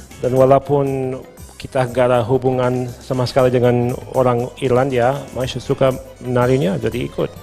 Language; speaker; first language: Indonesian; non-native, fluent; English